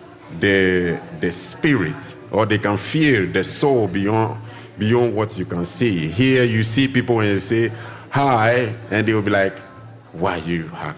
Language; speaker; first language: English; non-native, local second language; Ga